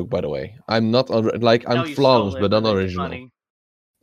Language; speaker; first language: English; non-native, fluent; Dutch